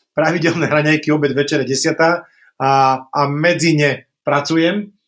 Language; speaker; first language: Slovak; non-native, local second language; Hungarian